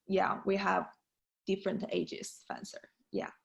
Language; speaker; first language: English; non-native, learner; Chinese